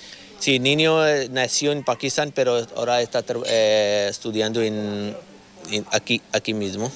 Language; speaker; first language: Spanish; non-native, learner; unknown